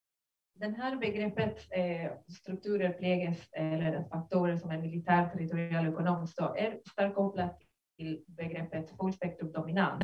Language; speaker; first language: Swedish; non-native, fluent; Spanish